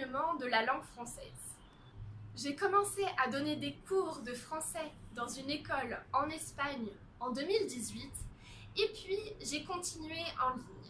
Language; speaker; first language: French; native; French